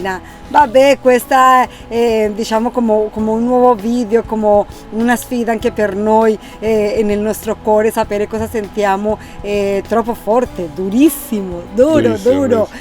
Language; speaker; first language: Italian; non-native, fluent; Spanish